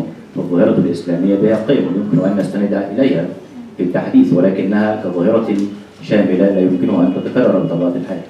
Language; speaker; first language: Arabic; native; Arabic